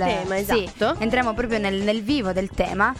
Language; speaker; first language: Italian; native; Italian